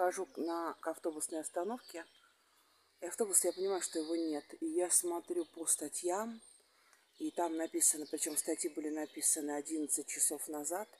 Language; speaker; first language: Russian; native; Russian